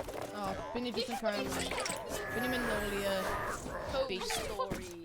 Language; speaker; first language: Welsh; non-native, local second language; English